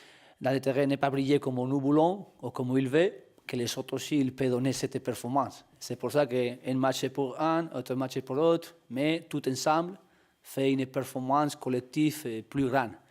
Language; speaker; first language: French; non-native, learner; Spanish